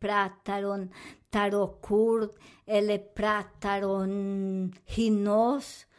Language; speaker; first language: Swedish; non-native, learner; Spanish